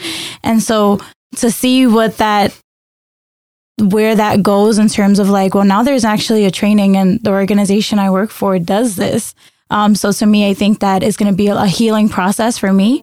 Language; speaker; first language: English; early bilingual, other home language; Spanish